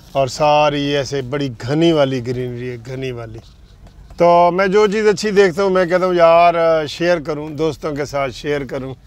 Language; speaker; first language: Urdu; non-native, local second language; Punjabi